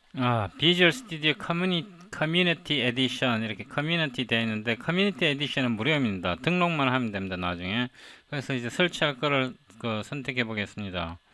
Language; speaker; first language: Korean; native; Korean